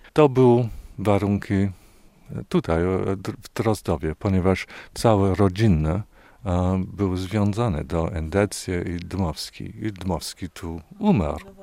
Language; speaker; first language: Polish; non-native, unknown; English